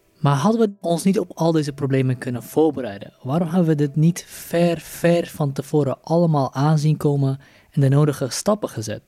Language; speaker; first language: Dutch; native; Dutch